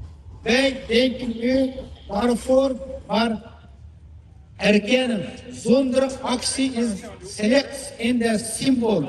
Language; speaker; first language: Dutch; non-native, learner; Uyghur